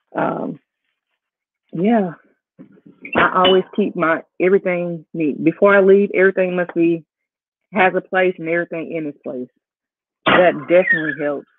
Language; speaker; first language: English; native; English